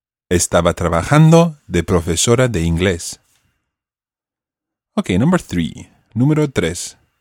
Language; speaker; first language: Spanish; non-native, fluent; English